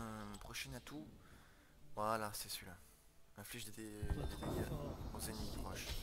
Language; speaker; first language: French; native; French